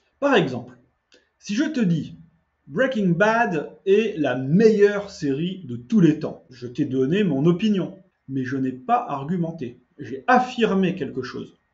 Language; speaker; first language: French; native; French